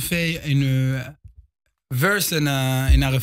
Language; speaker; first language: French; early bilingual, heritage; Hebrew